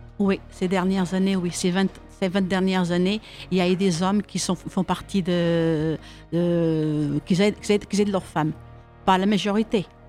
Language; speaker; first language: French; early bilingual, other home language; Portuguese